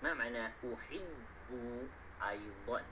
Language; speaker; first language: Arabic; non-native, fluent; Malay